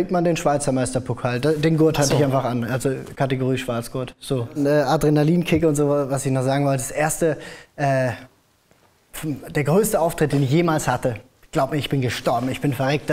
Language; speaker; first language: German; native; German